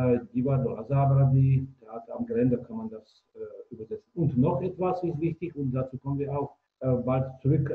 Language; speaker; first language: German; non-native, fluent; Czech